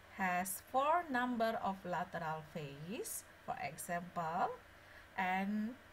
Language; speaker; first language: English; non-native, learner; Indonesian